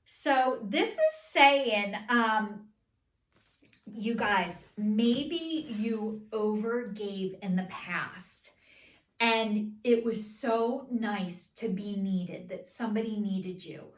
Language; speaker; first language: English; native; English